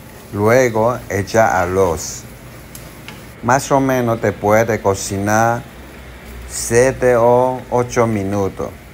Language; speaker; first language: Spanish; non-native, learner; Chinese